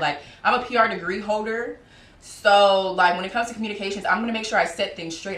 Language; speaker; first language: English; native; English